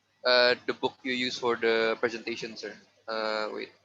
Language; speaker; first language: English; non-native, fluent; Indonesian